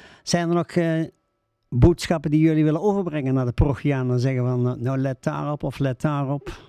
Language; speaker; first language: Dutch; native; Dutch